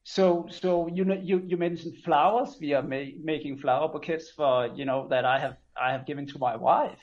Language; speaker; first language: English; non-native, fluent; Danish